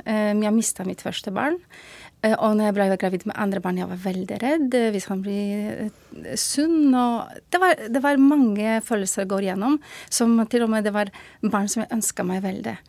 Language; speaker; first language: Norwegian; non-native, fluent; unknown